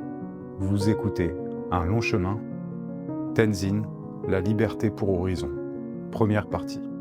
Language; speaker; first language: French; native; French